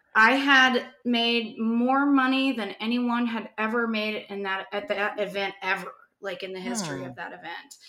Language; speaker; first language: English; native; English